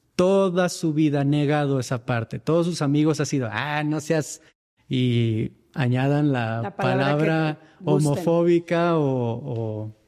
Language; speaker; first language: Spanish; native; Spanish